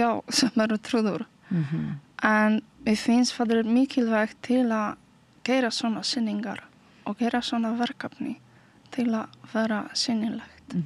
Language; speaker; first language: Icelandic; non-native, learner; Polish